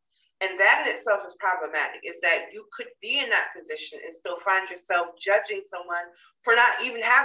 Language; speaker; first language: English; native; English